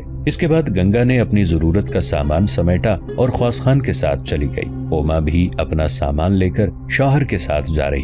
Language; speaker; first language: Urdu; native; Urdu